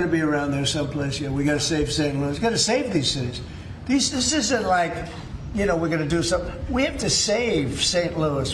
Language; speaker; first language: English; native; English